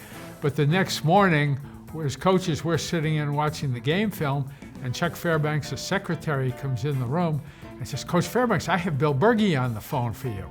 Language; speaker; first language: English; native; English